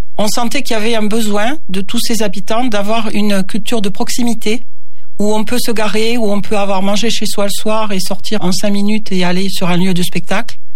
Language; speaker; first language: French; native; French